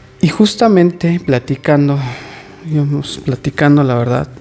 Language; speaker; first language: Spanish; native; Spanish